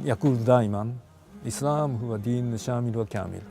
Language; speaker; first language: Arabic; non-native, fluent; Japanese